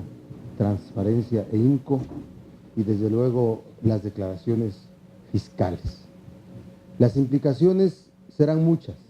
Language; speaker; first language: Spanish; native; Spanish